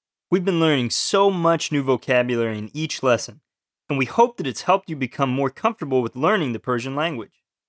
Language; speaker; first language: English; native; English